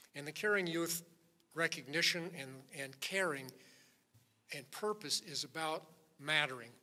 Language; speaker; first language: English; native; English